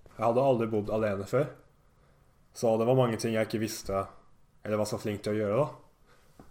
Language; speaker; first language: Norwegian; early bilingual, other home language; Japanese